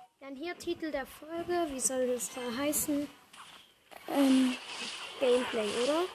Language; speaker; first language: German; native; German